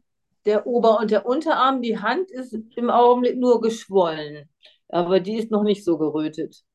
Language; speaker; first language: German; native; German